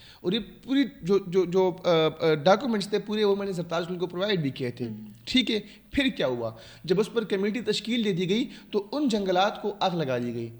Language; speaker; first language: Urdu; non-native, local second language; Pashto